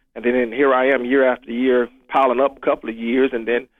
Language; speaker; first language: English; native; English